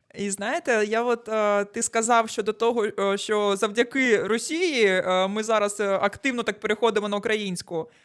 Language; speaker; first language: Ukrainian; non-native, local second language; Russian